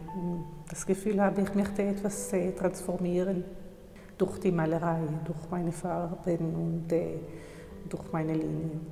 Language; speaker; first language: German; non-native, fluent; Hebrew